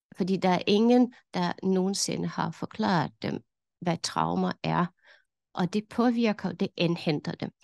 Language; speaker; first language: Danish; non-native, fluent; Ukrainian